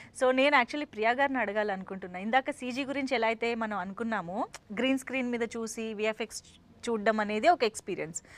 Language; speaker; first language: Telugu; native; Telugu